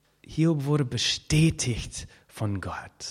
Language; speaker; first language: German; non-native, fluent; English